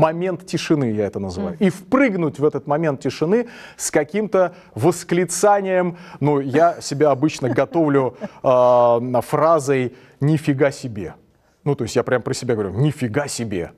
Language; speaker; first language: Russian; native; Russian